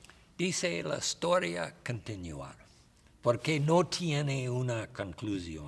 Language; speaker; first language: Spanish; non-native, learner; English